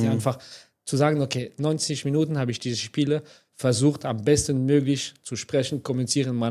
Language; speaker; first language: German; non-native, fluent; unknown